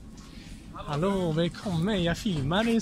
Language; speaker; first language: Swedish; non-native, fluent; Italian